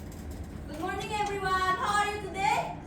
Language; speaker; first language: English; non-native, learner; Indonesian